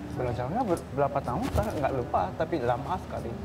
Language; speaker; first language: Indonesian; non-native, learner; Japanese